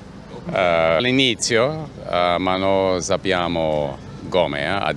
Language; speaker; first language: Italian; non-native, learner; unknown